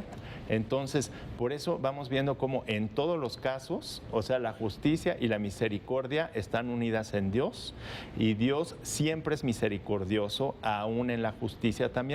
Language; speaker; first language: Spanish; native; Spanish